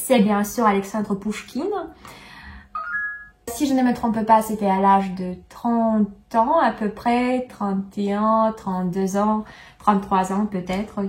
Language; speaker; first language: French; non-native, fluent; Russian